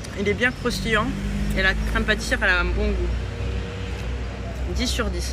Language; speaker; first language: French; native; French